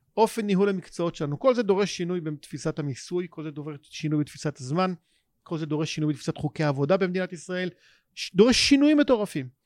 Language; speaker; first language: Hebrew; native; Hebrew